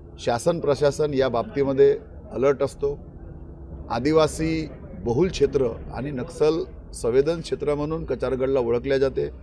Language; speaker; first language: Marathi; native; Marathi